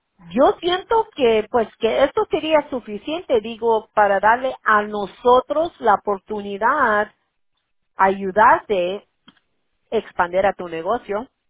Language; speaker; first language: Spanish; early bilingual, heritage; Spanish